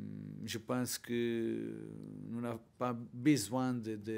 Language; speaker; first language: French; non-native, learner; Portuguese